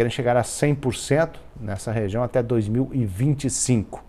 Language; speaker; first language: Portuguese; native; Portuguese